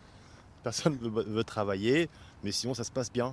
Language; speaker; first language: French; native; French